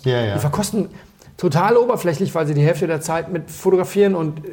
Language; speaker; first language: German; native; German